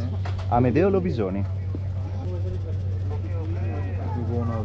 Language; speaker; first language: English; non-native, learner; Italian